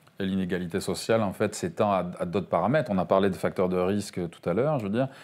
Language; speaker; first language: French; native; French